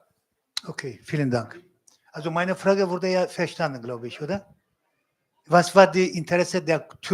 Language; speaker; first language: German; non-native, fluent; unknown